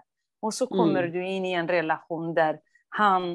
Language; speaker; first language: Swedish; non-native, fluent; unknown